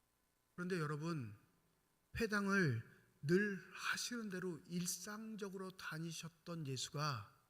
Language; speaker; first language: Korean; native; Korean